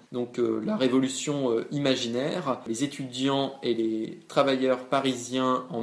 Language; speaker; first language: French; native; French